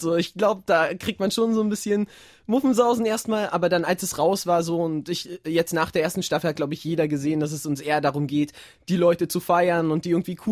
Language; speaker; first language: German; native; German